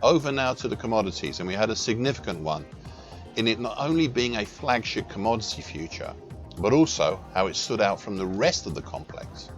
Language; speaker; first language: English; native; English